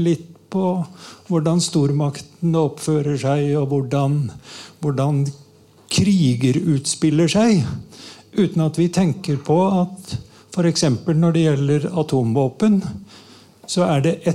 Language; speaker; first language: Norwegian; native; Norwegian